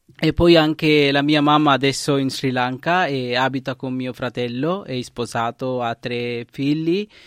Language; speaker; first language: Italian; non-native, fluent; Sinhala